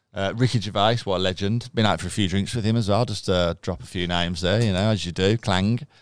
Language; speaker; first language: English; native; English